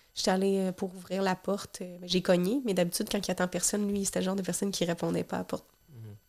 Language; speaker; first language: French; native; French